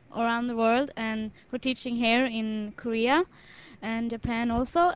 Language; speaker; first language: English; non-native, fluent; Swedish